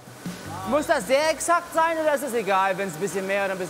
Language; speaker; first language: German; native; German